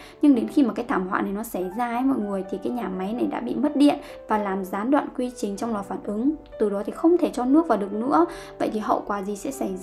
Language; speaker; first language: Vietnamese; native; Vietnamese